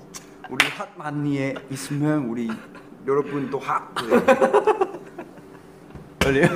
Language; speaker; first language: Korean; non-native, learner; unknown